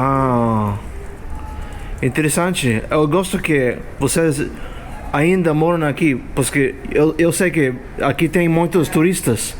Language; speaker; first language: Portuguese; non-native, learner; English